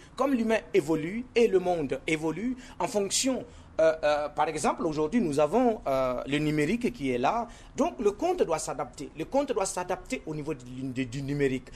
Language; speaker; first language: French; non-native, local second language; Mossi